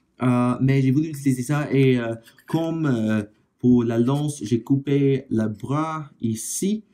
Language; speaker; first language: French; non-native, fluent; English